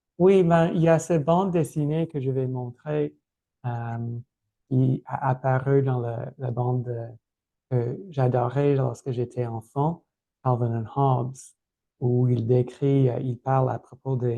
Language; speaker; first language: French; non-native, fluent; English